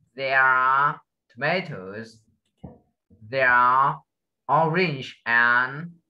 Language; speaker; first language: English; non-native, learner; Vietnamese